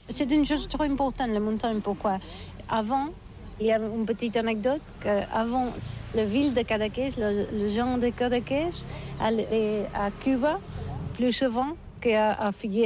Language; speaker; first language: French; non-native, learner; Catalan